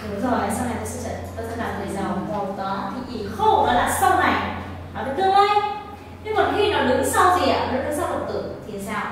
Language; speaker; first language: Chinese; non-native, fluent; Vietnamese